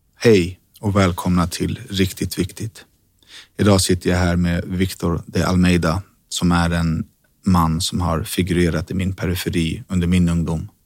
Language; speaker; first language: Swedish; native; Swedish